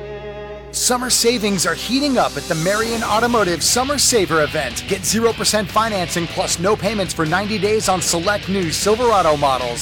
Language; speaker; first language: English; native; English